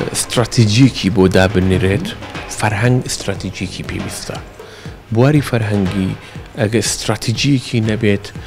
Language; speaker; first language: Central Kurdish; early bilingual, heritage; Central Kurdish